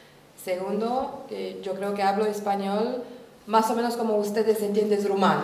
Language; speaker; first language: Spanish; non-native, learner; Romanian